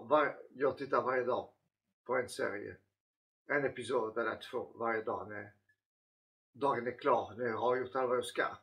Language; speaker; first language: Swedish; non-native, fluent; French